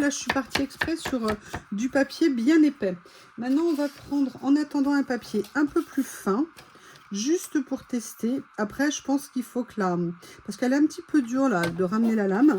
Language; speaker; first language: French; native; French